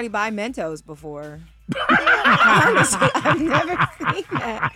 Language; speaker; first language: English; native; English